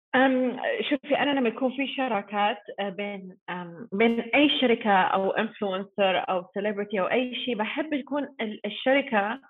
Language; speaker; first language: Arabic; non-native, fluent; English